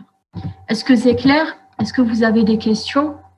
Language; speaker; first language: French; non-native, local second language; Arabic